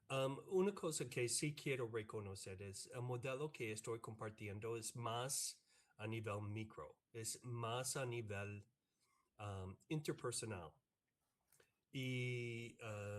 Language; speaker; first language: Spanish; non-native, fluent; English